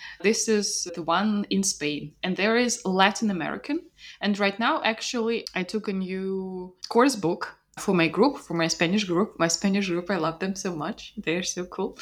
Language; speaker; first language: English; non-native, fluent; Russian